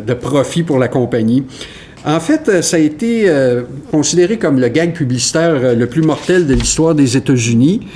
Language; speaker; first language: French; native; French